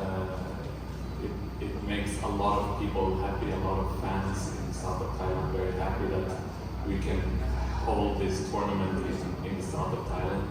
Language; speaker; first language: English; early bilingual, heritage; English